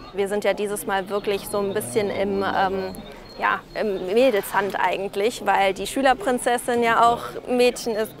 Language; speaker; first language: German; native; German